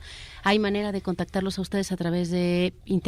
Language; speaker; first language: Spanish; native; Spanish